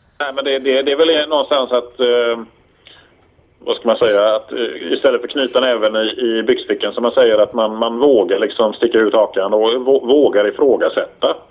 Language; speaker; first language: Swedish; native; Swedish